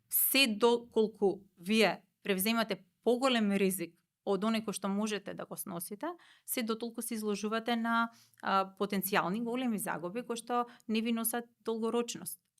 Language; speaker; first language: Macedonian; native; Macedonian